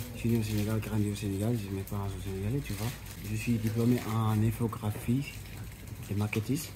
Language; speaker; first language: French; non-native, local second language; Wolof